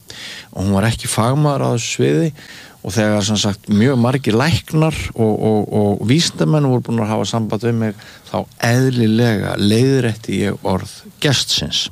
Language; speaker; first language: Icelandic; native; Icelandic